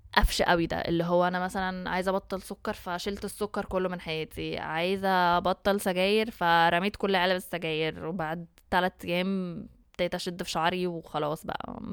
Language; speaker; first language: Arabic; early bilingual, heritage; Arabic